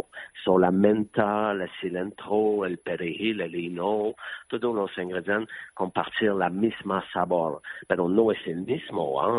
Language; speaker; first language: Spanish; non-native, learner; French